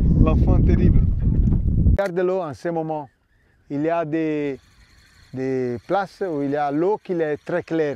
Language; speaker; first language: French; non-native, fluent; Italian